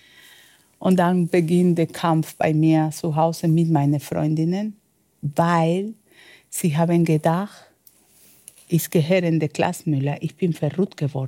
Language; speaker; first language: German; non-native, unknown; Spanish